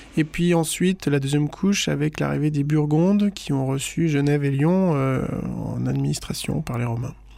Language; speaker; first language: French; native; French